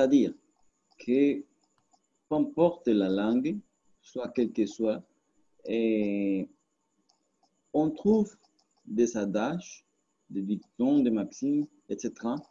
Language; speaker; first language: French; non-native, learner; Spanish